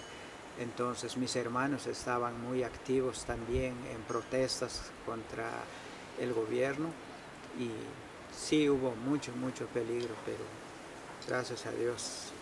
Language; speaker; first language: Spanish; non-native, local second language; Kʼicheʼ